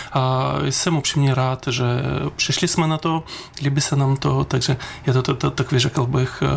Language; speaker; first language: Czech; non-native, fluent; Ukrainian